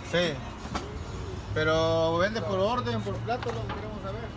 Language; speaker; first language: English; native; English